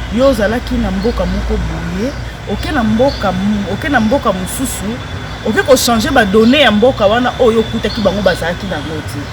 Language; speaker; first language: Lingala; native; Lingala